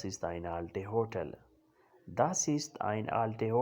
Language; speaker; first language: German; non-native, learner; Urdu